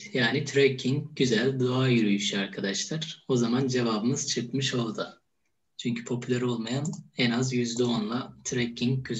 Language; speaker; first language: Turkish; native; Turkish